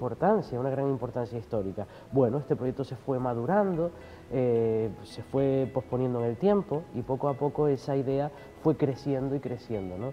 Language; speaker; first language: Spanish; native; Spanish